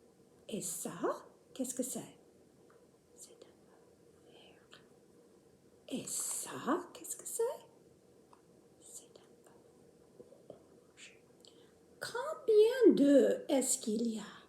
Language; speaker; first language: French; non-native, fluent; English